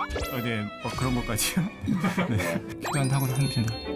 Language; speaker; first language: Korean; native; Korean